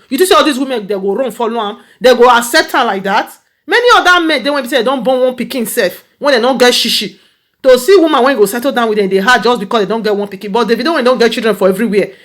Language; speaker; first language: Nigerian Pidgin; native; Nigerian Pidgin